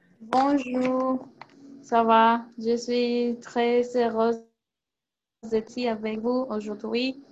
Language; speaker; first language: French; non-native, learner; Spanish